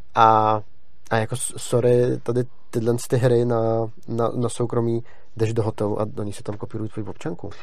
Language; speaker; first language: Czech; native; Czech